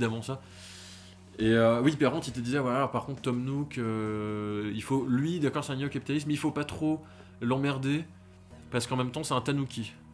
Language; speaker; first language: French; native; French